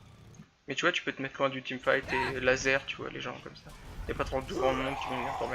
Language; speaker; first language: French; native; French